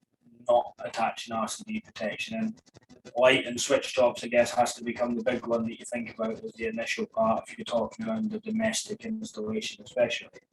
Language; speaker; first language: English; native; English